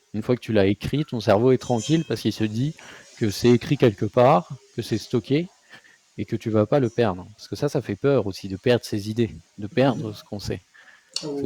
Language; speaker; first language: French; native; French